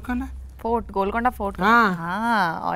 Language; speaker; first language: Telugu; non-native, learner; Bangla